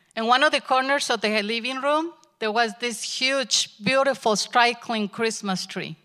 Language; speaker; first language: English; non-native, learner; Spanish